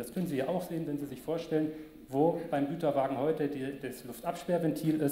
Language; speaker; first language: German; native; German